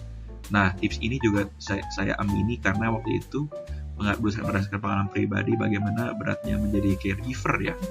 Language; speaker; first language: Indonesian; native; Indonesian